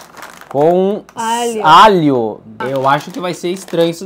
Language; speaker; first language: Portuguese; native; Portuguese